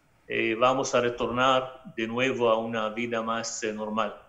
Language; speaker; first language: Spanish; non-native, fluent; Arabic